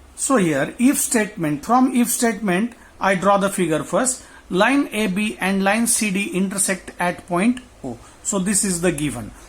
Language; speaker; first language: English; non-native, local second language; Marathi